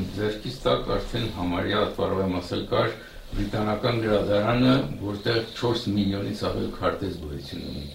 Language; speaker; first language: Armenian; early bilingual, heritage; Armenian